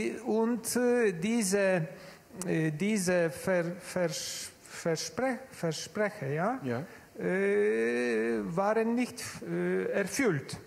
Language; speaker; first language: German; non-native, learner; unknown